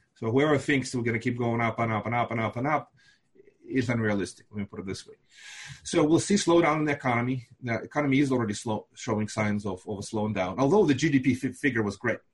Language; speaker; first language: English; non-native, fluent; Russian